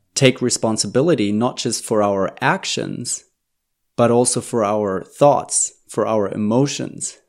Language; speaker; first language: English; non-native, fluent; German